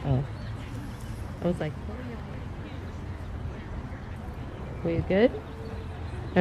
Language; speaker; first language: English; native; English